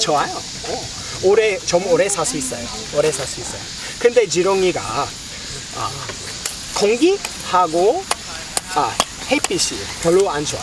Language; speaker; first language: Korean; non-native, learner; English